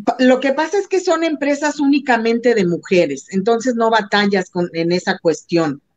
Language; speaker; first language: Spanish; native; Spanish